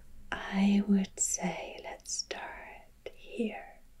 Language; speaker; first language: English; non-native, fluent; German